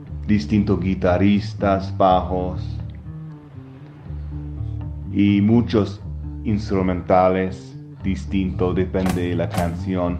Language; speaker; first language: Spanish; non-native, learner; English